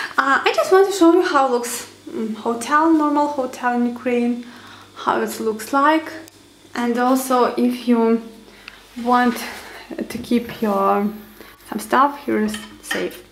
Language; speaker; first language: English; non-native, learner; Ukrainian